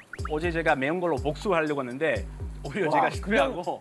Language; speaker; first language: Korean; non-native, fluent; English